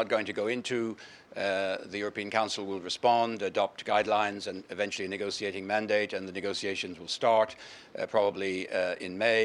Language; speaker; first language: English; native; English